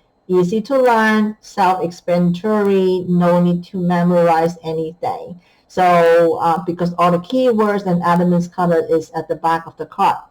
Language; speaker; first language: English; non-native, fluent; Chinese